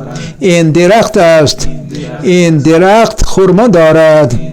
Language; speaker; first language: Persian; non-native, fluent; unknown